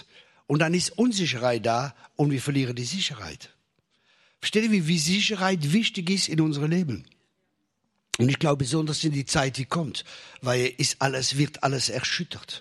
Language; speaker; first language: German; non-native, fluent; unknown